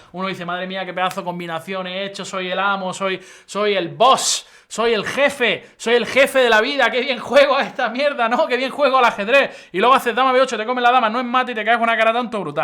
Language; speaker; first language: Spanish; native; Spanish